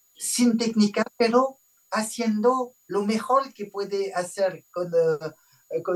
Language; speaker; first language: Spanish; non-native, fluent; French